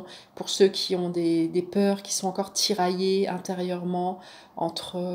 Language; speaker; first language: French; native; French